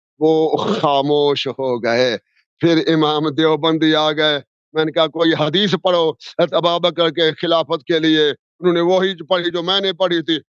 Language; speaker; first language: Urdu; non-native, local second language; Sindhi